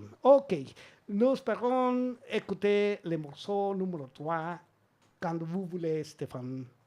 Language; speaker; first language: French; non-native, learner; Spanish